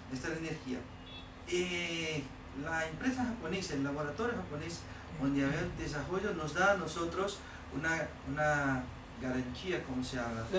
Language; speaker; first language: Spanish; non-native, learner; Portuguese